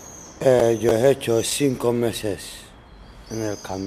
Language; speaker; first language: Spanish; non-native, learner; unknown